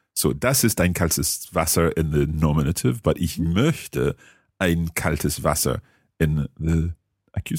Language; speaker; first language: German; non-native, learner; English